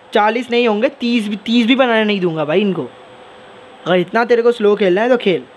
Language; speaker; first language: Hindi; non-native, local second language; Bangla